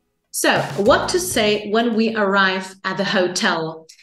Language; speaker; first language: English; non-native, fluent; Czech